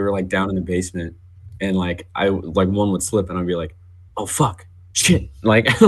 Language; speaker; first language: English; native; English